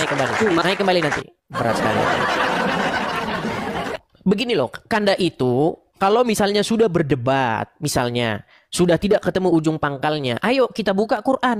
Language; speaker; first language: Indonesian; native; Indonesian